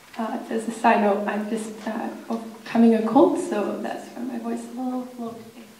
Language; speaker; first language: English; native; English